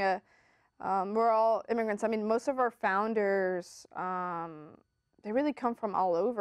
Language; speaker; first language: English; early bilingual, other home language; Spanish